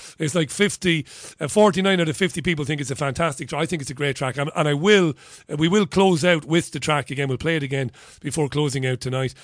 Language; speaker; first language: English; native; English